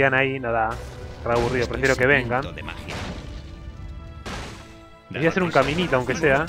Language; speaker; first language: Spanish; native; Spanish